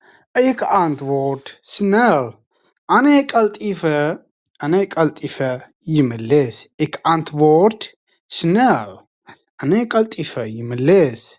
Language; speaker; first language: Dutch; non-native, fluent; Tigrinya